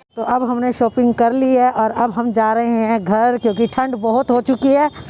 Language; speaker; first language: Hindi; non-native, local second language; Punjabi